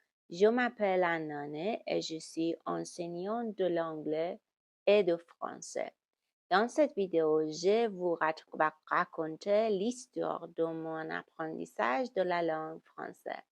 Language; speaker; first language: French; non-native, learner; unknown